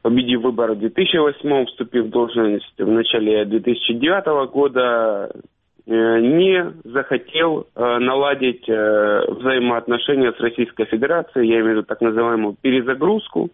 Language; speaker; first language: Russian; native; Russian